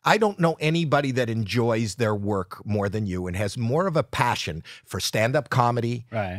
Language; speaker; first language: English; native; English